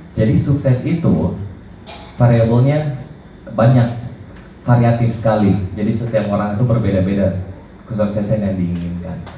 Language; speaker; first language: Indonesian; native; Indonesian